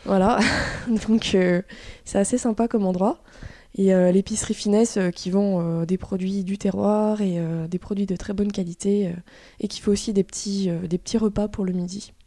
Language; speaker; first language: French; native; French